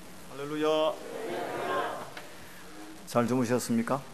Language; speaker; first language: Korean; native; Korean